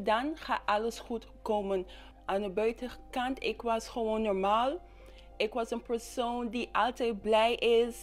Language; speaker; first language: Dutch; non-native, local second language; English